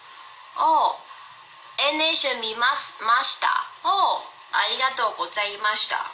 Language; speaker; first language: Japanese; non-native, learner; Chinese